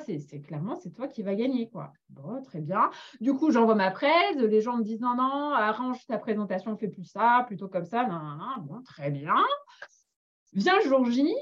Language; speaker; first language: French; native; French